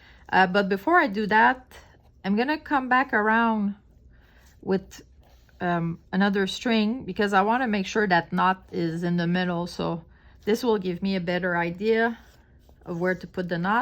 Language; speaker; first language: English; non-native, fluent; French